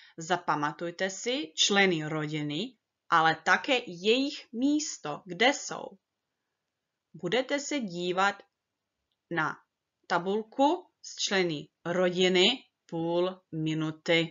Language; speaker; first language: Czech; early bilingual, heritage; Czech